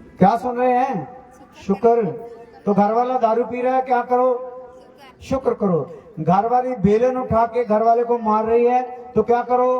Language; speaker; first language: Hindi; non-native, local second language; Punjabi